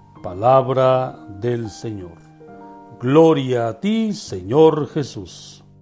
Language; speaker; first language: Spanish; native; Spanish